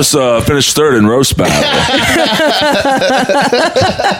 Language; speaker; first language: English; native; English